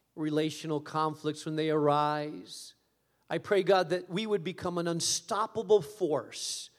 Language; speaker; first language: English; early bilingual, other home language; Spanish